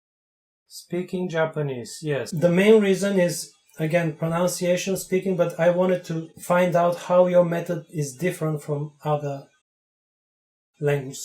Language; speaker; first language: English; non-native, fluent; Bulgarian